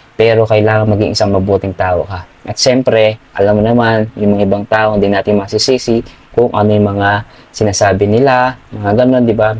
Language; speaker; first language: Filipino; non-native, local second language; Pampanga